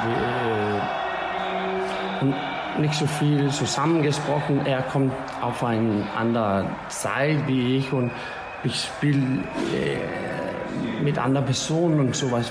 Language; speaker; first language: German; non-native, learner; Danish